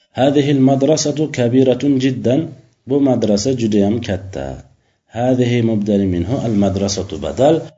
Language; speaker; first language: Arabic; non-native, fluent; Uzbek